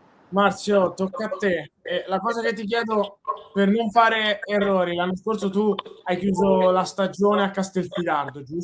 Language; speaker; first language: Italian; native; Italian